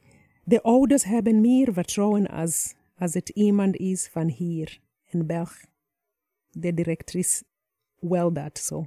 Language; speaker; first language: Dutch; non-native, fluent; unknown